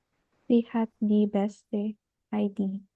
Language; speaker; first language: German; non-native, learner; Filipino